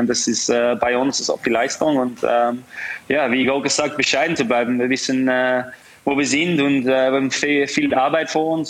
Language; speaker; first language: German; non-native, fluent; English